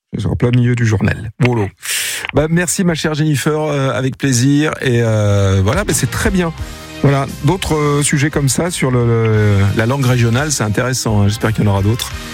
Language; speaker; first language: French; native; French